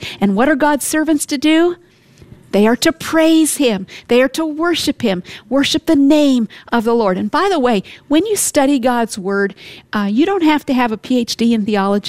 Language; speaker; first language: English; native; English